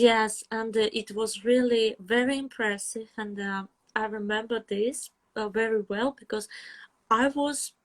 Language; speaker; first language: English; non-native, fluent; Russian